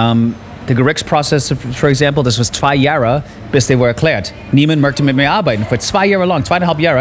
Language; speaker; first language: German; non-native, learner; English